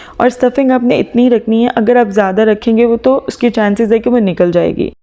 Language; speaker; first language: Urdu; native; Urdu